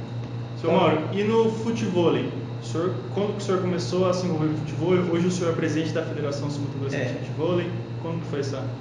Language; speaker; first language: Portuguese; native; Portuguese